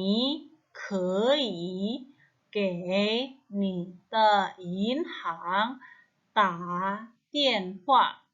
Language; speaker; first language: Chinese; non-native, fluent; Indonesian